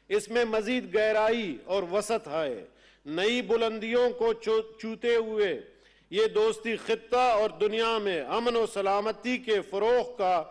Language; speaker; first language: Urdu; non-native, local second language; Baluchi